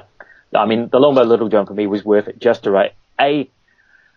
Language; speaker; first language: English; native; English